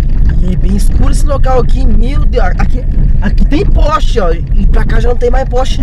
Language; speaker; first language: Portuguese; native; Portuguese